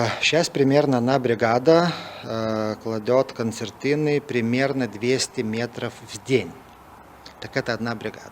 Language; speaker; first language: Russian; non-native, fluent; Lithuanian